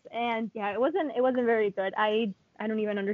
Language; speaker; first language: English; non-native, fluent; Spanish